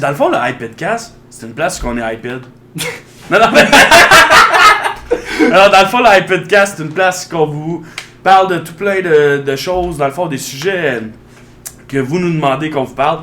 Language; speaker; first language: French; native; French